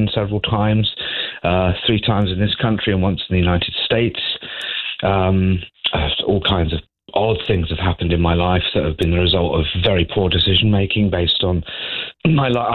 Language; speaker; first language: English; native; English